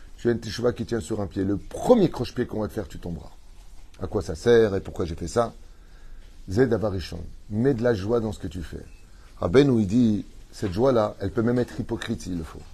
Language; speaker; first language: French; native; French